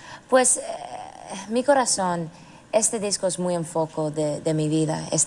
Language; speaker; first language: Spanish; non-native, learner; English